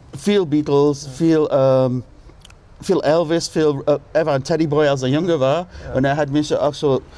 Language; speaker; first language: German; non-native, fluent; English